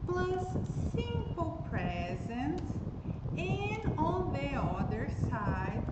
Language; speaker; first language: English; non-native, fluent; Portuguese